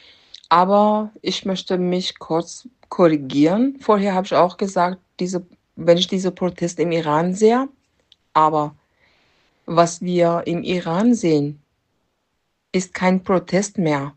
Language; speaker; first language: German; non-native, fluent; Persian